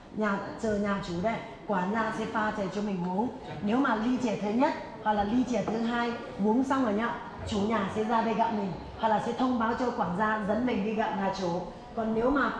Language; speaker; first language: Vietnamese; non-native, fluent; Chinese